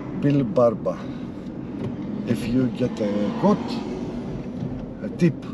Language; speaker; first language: English; non-native, learner; Greek